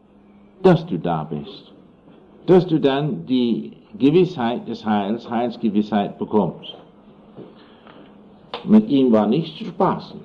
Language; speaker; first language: German; non-native, fluent; English